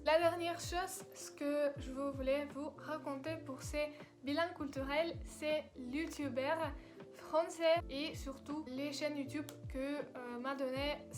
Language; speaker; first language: French; non-native, learner; Russian